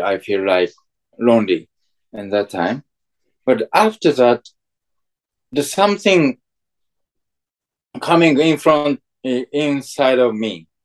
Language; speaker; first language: English; non-native, fluent; Japanese